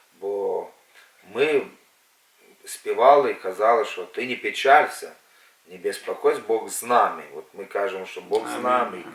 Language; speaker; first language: Ukrainian; non-native, local second language; Russian